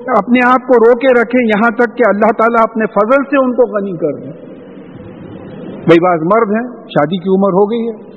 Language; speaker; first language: Urdu; native; Urdu